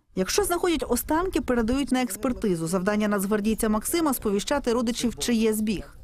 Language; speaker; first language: Ukrainian; native; Ukrainian